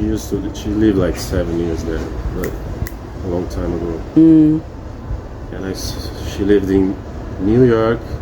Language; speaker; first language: English; non-native, fluent; Portuguese